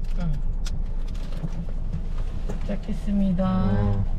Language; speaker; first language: Korean; non-native, learner; Indonesian